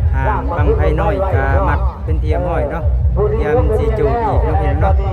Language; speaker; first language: Thai; non-native, local second language; Lao